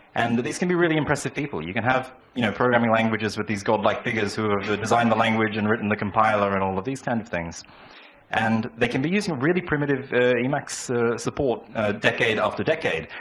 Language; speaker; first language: English; native; English